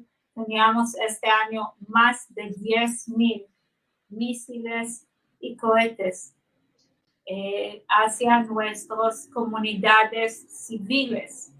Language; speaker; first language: Spanish; non-native, fluent; Hebrew